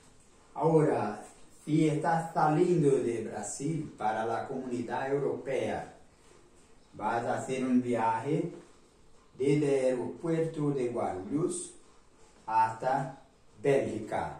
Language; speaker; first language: Spanish; non-native, learner; Portuguese